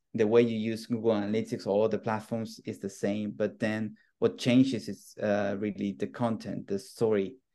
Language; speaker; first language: English; non-native, fluent; Spanish